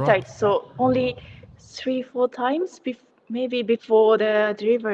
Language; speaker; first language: English; non-native, learner; Japanese